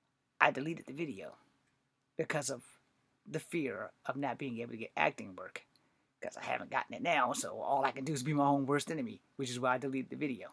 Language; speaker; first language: English; native; English